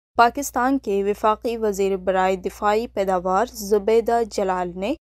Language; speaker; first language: Urdu; non-native, local second language; Baluchi